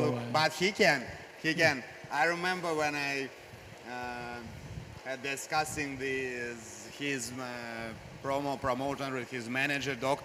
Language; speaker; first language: English; non-native, learner; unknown